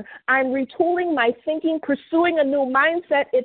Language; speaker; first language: English; native; English